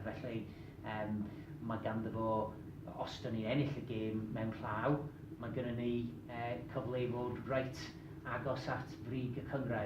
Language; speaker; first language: Welsh; non-native, learner; English